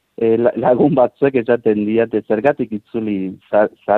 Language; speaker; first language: Basque; non-native, fluent; Spanish